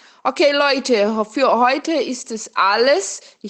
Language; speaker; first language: German; non-native, fluent; Portuguese